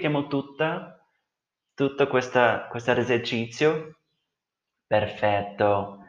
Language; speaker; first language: Italian; non-native, fluent; Portuguese